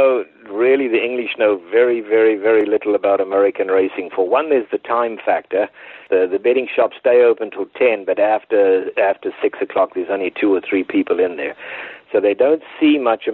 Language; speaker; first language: English; native; English